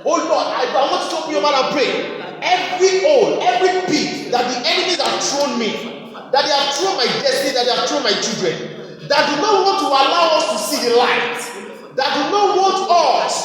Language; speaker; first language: English; non-native, local second language; Yoruba